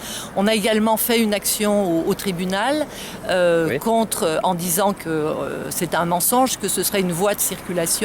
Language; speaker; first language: French; native; French